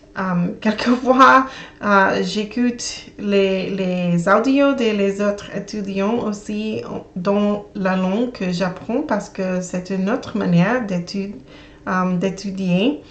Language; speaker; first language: French; non-native, learner; English